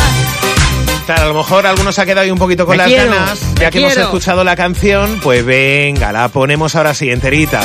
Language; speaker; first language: Spanish; native; Spanish